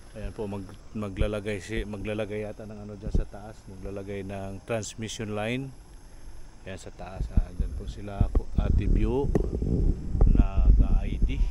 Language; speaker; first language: Filipino; non-native, local second language; Cebuano